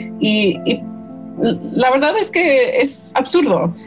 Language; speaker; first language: Spanish; early bilingual, heritage; English